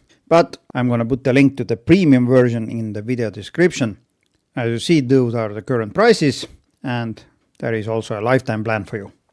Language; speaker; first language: English; non-native, fluent; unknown